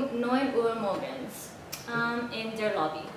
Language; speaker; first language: German; non-native, learner; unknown